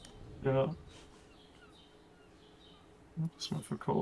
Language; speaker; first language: German; native; German